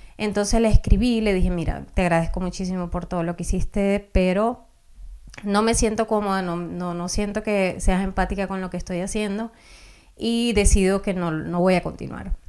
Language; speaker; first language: Spanish; native; Spanish